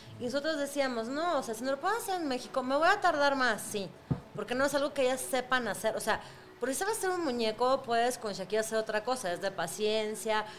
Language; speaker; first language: Spanish; early bilingual, other home language; Russian